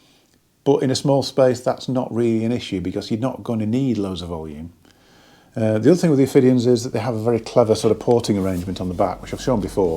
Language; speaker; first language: English; native; English